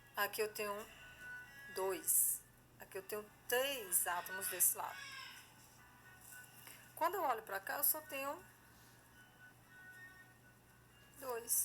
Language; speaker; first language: Portuguese; native; Portuguese